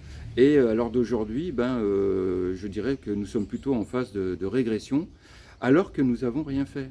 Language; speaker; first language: French; native; French